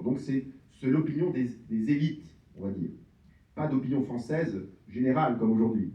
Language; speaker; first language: French; native; French